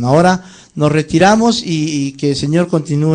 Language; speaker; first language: Spanish; native; Spanish